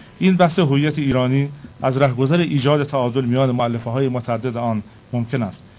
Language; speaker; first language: Persian; non-native, local second language; Kurdish